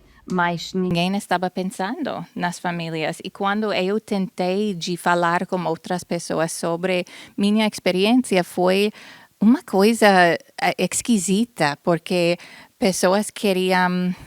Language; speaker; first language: Portuguese; non-native, fluent; English